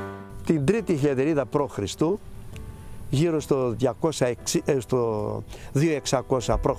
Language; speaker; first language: Greek; native; Greek